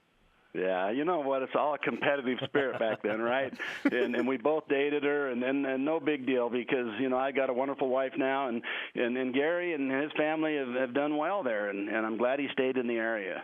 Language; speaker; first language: English; native; English